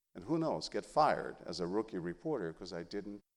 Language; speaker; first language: English; early bilingual, other home language; Spanish